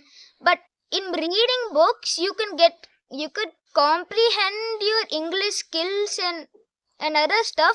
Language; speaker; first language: English; non-native, local second language; Hindi